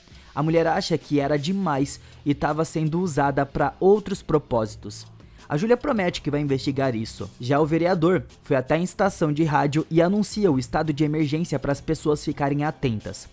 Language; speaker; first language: Portuguese; native; Portuguese